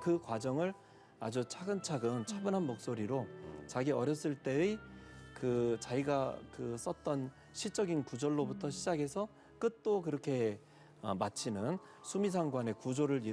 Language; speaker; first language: Korean; native; Korean